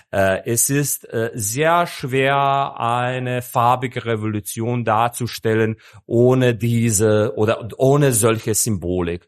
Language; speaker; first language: German; non-native, fluent; Serbian